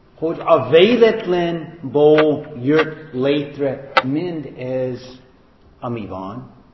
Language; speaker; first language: Hungarian; non-native, fluent; English